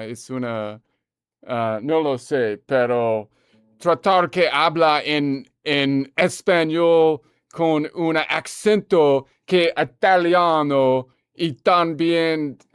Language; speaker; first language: Spanish; non-native, learner; English